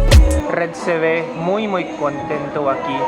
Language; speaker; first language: Spanish; non-native, fluent; Filipino